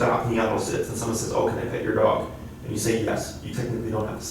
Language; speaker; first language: English; native; English